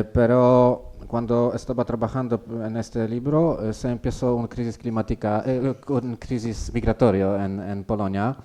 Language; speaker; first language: Spanish; non-native, learner; Polish